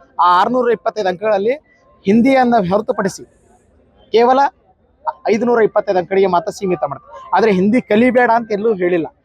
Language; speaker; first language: Kannada; native; Kannada